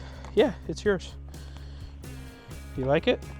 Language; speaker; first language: English; native; English